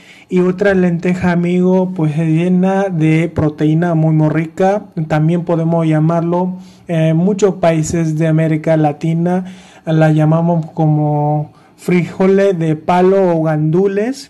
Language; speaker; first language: Spanish; non-native, fluent; Hindi